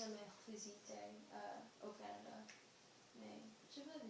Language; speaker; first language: French; non-native, learner; English